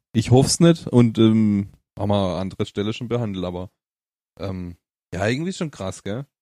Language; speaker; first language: German; native; German